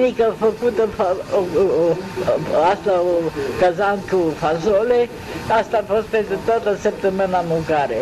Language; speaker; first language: Romanian; non-native, local second language; German